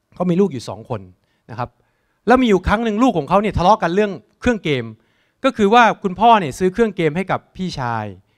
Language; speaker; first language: Thai; native; Thai